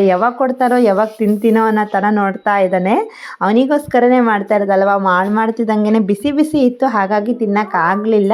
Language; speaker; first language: Kannada; native; Kannada